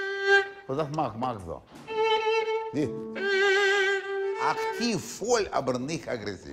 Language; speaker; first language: German; non-native, learner; Russian